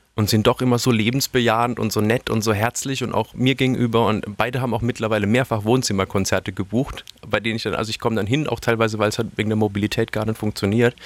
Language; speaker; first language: German; native; German